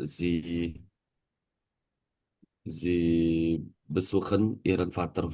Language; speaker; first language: German; non-native, learner; Indonesian